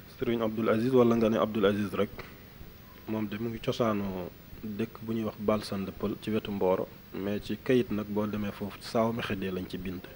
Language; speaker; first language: Wolof; non-native, local second language; Fula